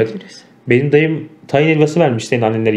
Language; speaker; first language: Turkish; native; Turkish